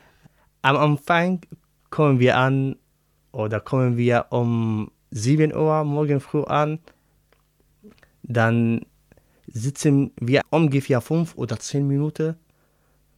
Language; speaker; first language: German; non-native, learner; Arabic